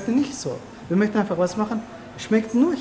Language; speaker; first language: German; non-native, learner; Turkish